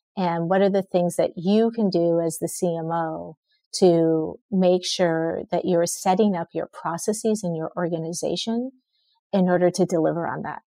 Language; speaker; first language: English; native; English